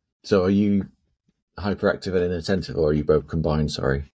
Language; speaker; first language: English; native; English